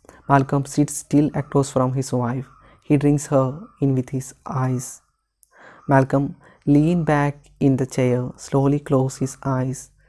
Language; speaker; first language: English; non-native, local second language; Malayalam